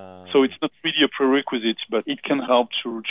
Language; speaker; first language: English; non-native, fluent; French